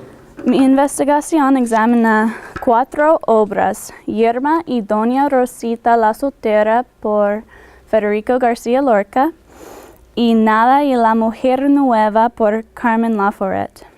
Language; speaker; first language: Spanish; non-native, learner; English